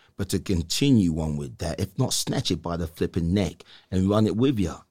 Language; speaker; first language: English; native; English